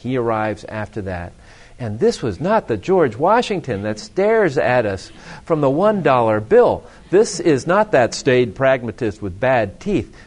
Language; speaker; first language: English; native; English